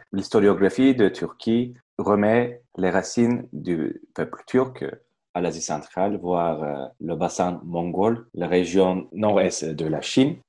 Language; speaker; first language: French; non-native, fluent; Turkish